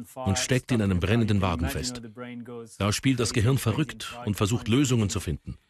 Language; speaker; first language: German; native; German